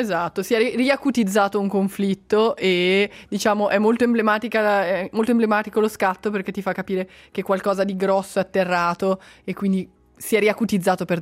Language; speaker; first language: Italian; native; Italian